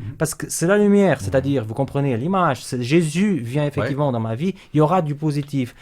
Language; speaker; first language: French; non-native, fluent; Portuguese